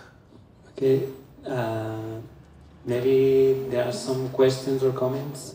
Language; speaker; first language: English; non-native, fluent; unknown